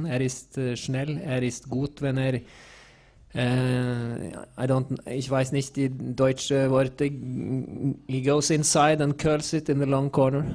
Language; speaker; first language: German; non-native, learner; Norwegian